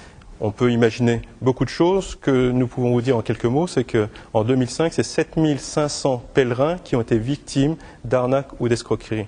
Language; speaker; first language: French; native; French